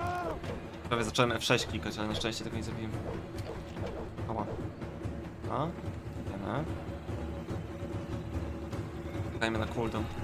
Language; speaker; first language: Polish; native; Polish